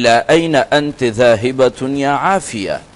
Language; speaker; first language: Arabic; non-native, fluent; Urdu